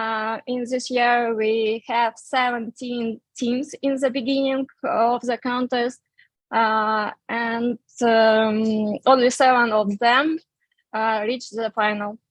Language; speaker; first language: English; non-native, fluent; Russian